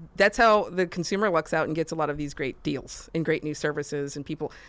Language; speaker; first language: English; native; English